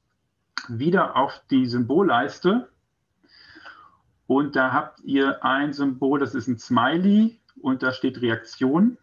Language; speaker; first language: German; native; German